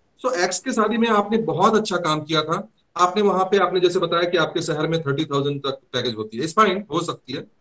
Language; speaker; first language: Hindi; native; Hindi